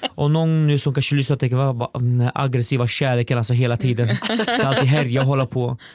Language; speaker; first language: Swedish; early bilingual, other home language; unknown